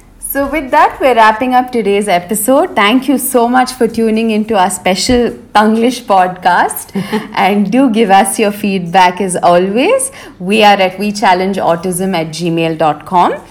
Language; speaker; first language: English; non-native, local second language; Hindi